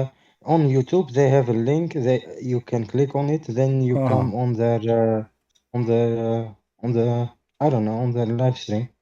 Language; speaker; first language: English; non-native, fluent; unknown